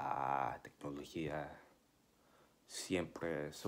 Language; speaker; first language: Spanish; non-native, learner; English